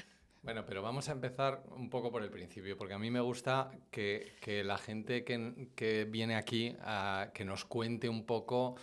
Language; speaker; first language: Spanish; native; Spanish